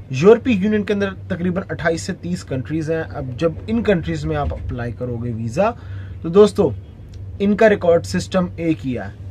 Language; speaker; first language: Urdu; native; Urdu